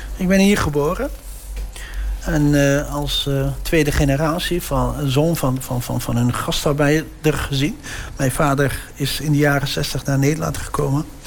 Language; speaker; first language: Dutch; early bilingual, other home language; Turkish